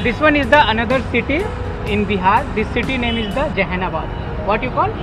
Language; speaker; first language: English; non-native, local second language; Hindi